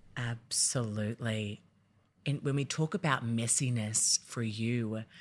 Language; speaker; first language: English; early bilingual, other home language; Yoruba